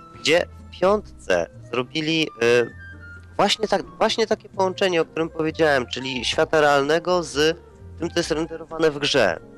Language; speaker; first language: Polish; native; Polish